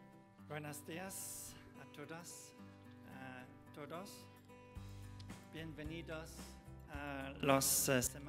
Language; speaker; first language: Spanish; non-native, fluent; English